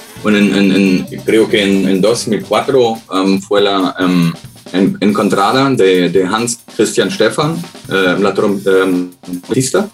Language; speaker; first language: Spanish; non-native, learner; German